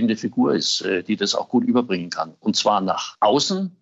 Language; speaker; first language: German; native; German